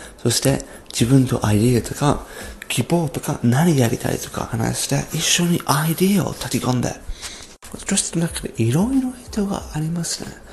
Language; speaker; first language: Japanese; non-native, learner; English